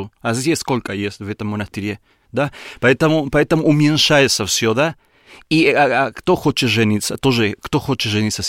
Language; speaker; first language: Russian; non-native, learner; Spanish